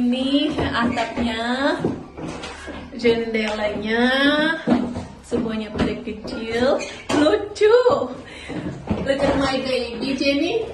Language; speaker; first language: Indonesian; non-native, local second language; Tetum